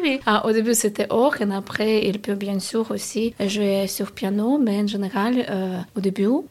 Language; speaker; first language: French; non-native, learner; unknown